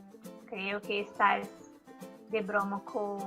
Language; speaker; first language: Spanish; non-native, learner; Portuguese